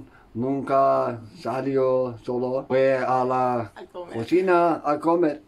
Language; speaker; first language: Spanish; non-native, learner; Turkish